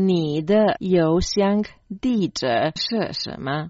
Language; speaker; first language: Chinese; non-native, learner; Croatian